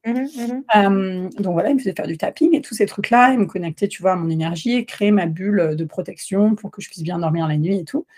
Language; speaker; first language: French; native; French